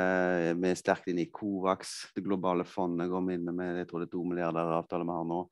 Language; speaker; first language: Norwegian; native; Norwegian